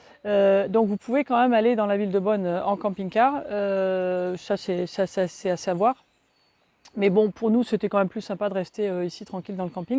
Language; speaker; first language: French; native; French